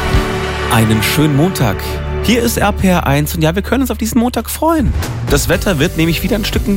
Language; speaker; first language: German; native; German